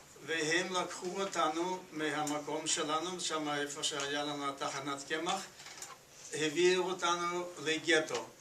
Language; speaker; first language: Hebrew; non-native, fluent; Yiddish